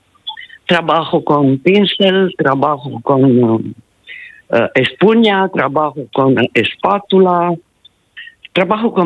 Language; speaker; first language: Spanish; non-native, learner; Italian